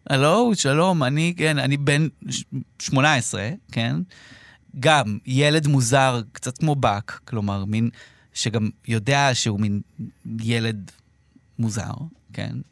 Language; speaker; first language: Hebrew; native; Hebrew